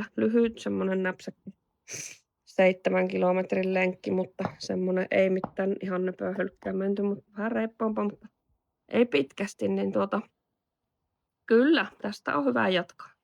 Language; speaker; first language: Finnish; native; Finnish